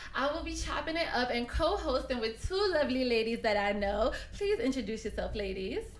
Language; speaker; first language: English; early bilingual, other home language; Spanish